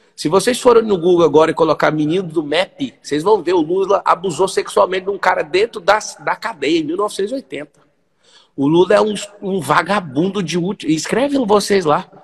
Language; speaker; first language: Portuguese; native; Portuguese